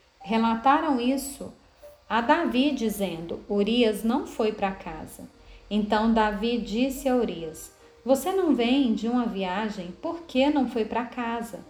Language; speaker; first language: Portuguese; native; Portuguese